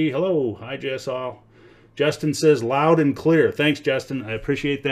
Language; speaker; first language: English; native; English